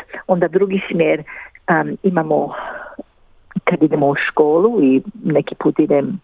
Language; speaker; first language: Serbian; early bilingual, heritage; English